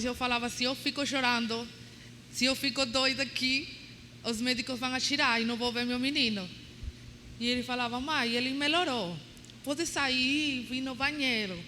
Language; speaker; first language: Portuguese; non-native, learner; Spanish